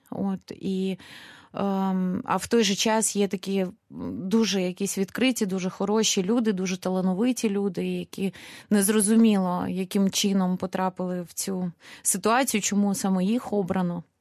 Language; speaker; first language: Ukrainian; native; Ukrainian